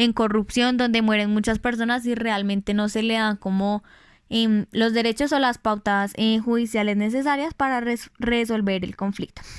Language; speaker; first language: Spanish; native; Spanish